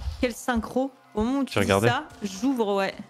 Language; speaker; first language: French; native; French